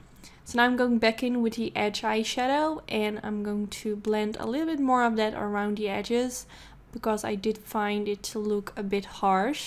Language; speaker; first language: English; non-native, fluent; Dutch